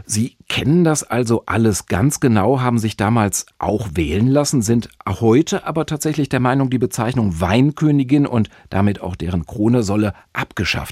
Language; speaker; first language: German; native; German